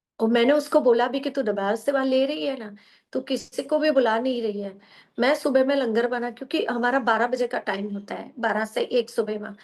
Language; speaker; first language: Hindi; non-native, local second language; Gujarati